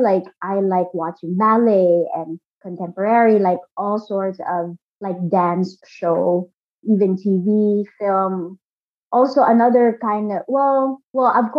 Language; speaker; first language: English; non-native, local second language; Filipino